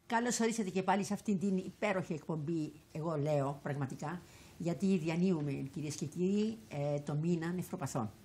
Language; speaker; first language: Greek; native; Greek